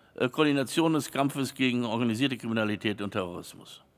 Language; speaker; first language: German; native; German